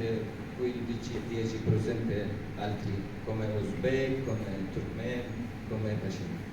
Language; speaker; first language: Italian; non-native, learner; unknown